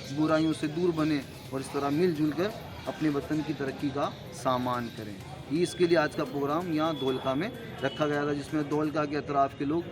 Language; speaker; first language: Urdu; native; Urdu